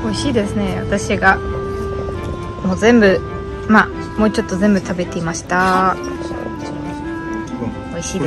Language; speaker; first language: Japanese; non-native, fluent; German